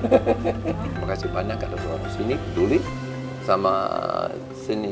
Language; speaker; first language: Indonesian; non-native, fluent; English